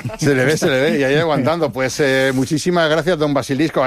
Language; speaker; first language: Spanish; native; Spanish